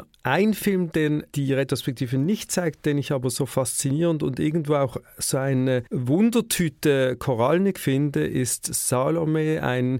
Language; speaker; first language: German; native; German